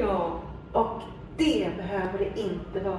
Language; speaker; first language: Swedish; native; Swedish